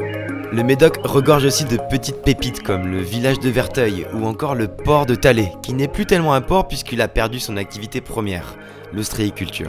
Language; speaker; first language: French; native; French